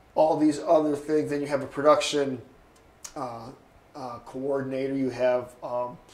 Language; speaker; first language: English; native; English